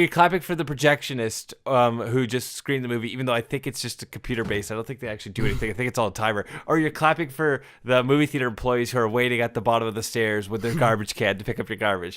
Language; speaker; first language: English; native; English